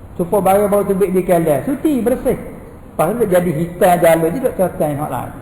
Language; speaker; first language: Malay; native; Malay